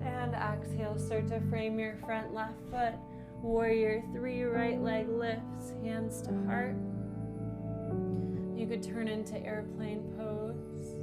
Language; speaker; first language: English; native; English